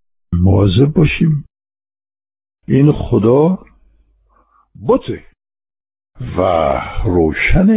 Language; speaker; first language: Persian; non-native, fluent; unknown